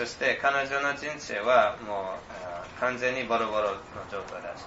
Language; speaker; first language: Japanese; non-native, fluent; English